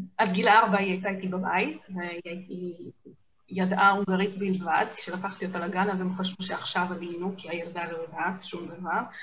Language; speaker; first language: Hebrew; non-native, fluent; Hungarian